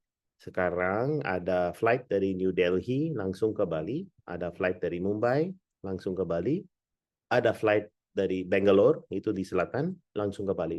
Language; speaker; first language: Indonesian; non-native, fluent; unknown